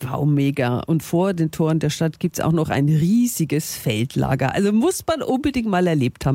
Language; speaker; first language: German; native; German